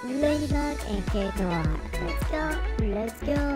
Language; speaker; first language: English; non-native, learner; Russian